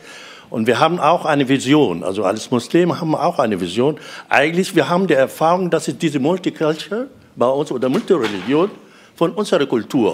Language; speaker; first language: German; non-native, fluent; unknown